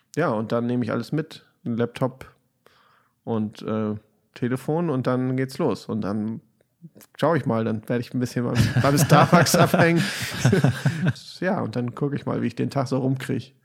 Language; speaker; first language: German; native; German